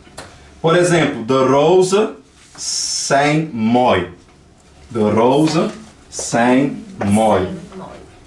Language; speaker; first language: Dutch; non-native, learner; Portuguese